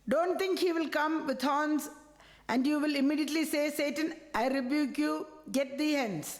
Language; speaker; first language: English; non-native, local second language; Tamil